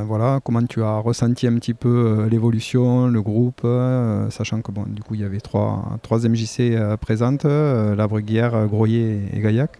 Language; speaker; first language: French; native; French